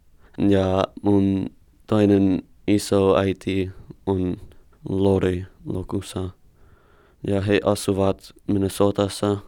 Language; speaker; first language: Finnish; non-native, learner; English